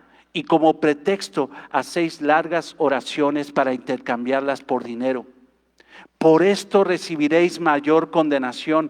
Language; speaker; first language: Spanish; native; Spanish